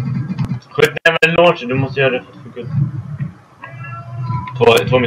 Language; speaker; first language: Swedish; native; Swedish